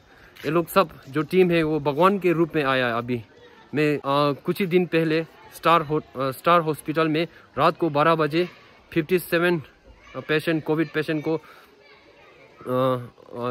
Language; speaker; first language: Hindi; non-native, fluent; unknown